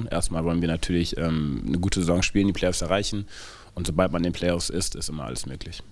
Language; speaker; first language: German; native; German